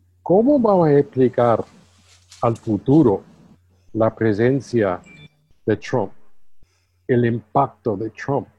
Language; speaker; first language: Spanish; early bilingual, heritage; English